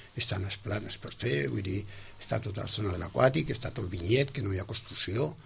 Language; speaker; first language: Catalan; non-native, local second language; Spanish